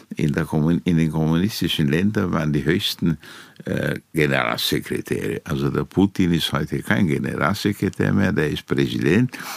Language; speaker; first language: German; non-native, fluent; Romanian